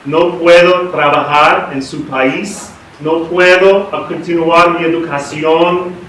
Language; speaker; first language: Spanish; non-native, learner; English